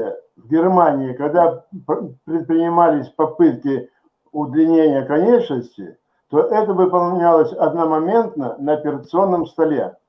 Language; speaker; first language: Russian; native; Russian